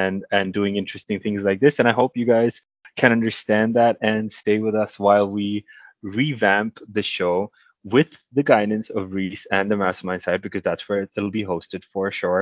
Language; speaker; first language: English; non-native, local second language; Hindi